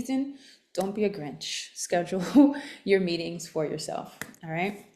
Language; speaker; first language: English; native; English